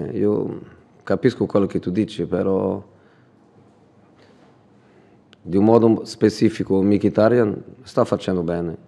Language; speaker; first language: Italian; non-native, fluent; Portuguese